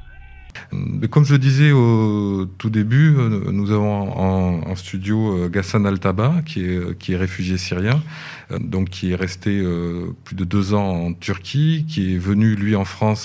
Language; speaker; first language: French; native; French